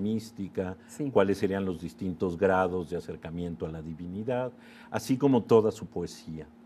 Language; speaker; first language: Spanish; native; Spanish